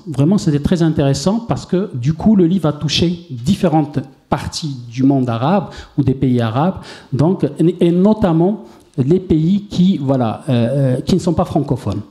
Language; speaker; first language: French; non-native, local second language; Arabic